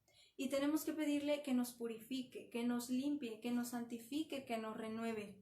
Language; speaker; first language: Spanish; native; Spanish